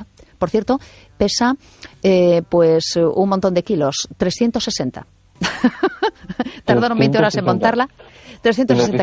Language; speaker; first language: Spanish; native; Spanish